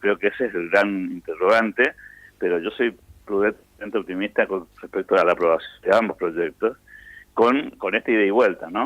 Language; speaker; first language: Spanish; native; Spanish